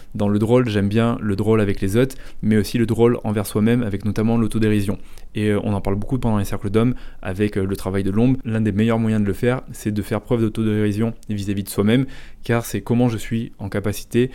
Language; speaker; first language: French; native; French